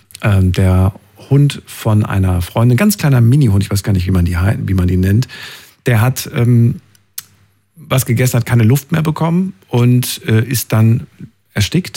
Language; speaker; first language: German; native; German